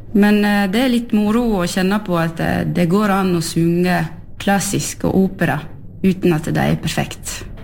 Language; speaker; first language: Norwegian; non-native, fluent; French